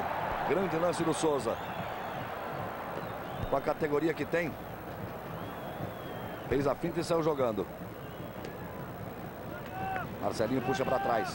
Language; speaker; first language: Portuguese; native; Portuguese